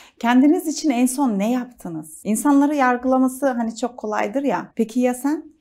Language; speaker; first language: Turkish; native; Turkish